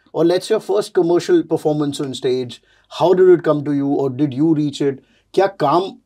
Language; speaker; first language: Hindi; native; Hindi